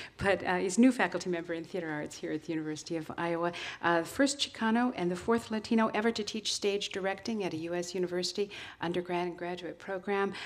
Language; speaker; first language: English; native; English